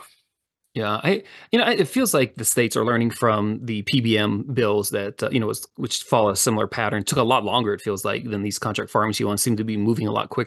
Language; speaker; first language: English; native; English